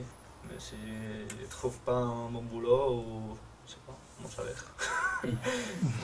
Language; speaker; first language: French; non-native, fluent; Spanish